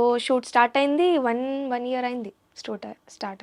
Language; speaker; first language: Telugu; non-native, learner; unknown